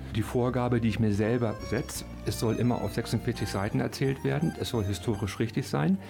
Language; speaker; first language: German; native; German